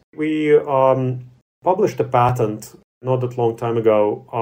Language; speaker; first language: English; non-native, fluent; Latvian